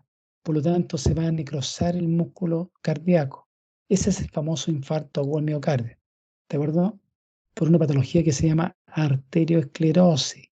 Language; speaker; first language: Spanish; native; Spanish